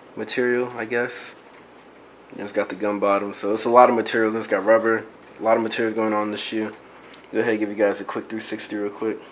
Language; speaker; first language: English; native; English